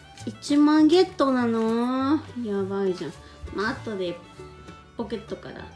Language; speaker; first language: Japanese; non-native, fluent; Spanish